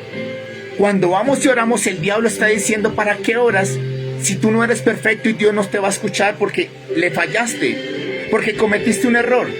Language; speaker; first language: Spanish; native; Spanish